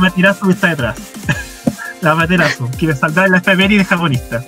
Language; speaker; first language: Spanish; native; Spanish